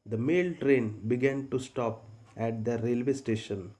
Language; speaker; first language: English; non-native, local second language; Marathi